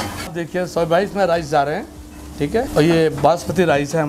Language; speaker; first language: Hindi; native; Hindi